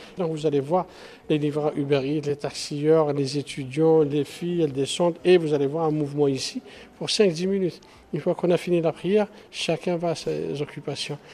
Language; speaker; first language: French; non-native, local second language; Arabic